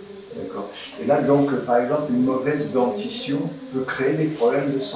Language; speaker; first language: French; native; French